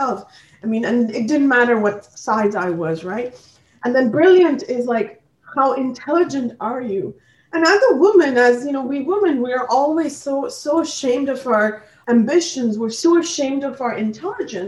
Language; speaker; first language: English; non-native, local second language; Punjabi